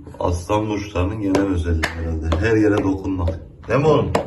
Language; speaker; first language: Turkish; native; Turkish